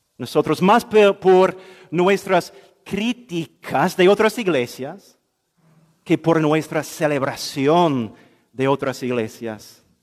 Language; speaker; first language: Spanish; non-native, fluent; English